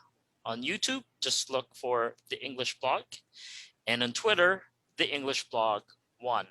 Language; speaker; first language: English; non-native, local second language; Filipino